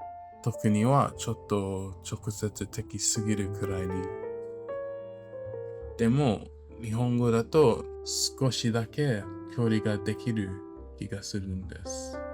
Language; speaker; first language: Japanese; non-native, fluent; English